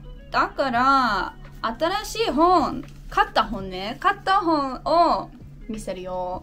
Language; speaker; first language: Japanese; non-native, learner; English